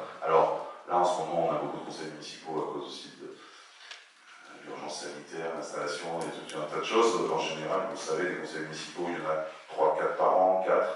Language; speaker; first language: French; native; French